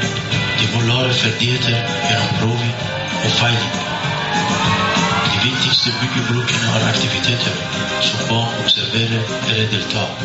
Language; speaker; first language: Norwegian; non-native, learner; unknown